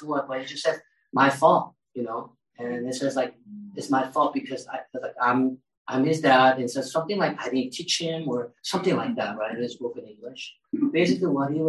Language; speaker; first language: English; early bilingual, other home language; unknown